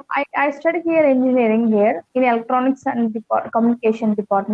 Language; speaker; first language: English; non-native, learner; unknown